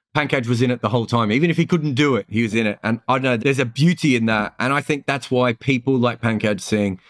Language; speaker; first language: English; native; English